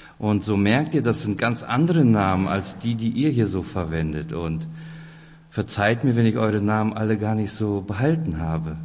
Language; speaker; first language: German; early bilingual, other home language; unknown